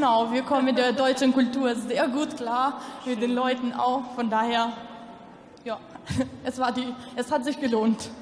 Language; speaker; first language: German; non-native, local second language; Albanian